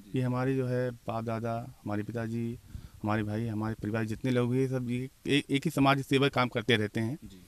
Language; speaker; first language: Hindi; native; Hindi